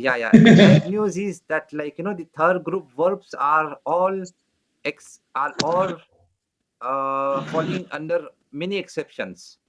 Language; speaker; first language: English; non-native, local second language; French